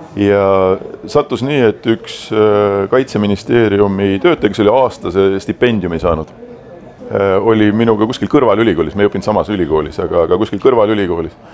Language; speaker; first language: Estonian; native; Estonian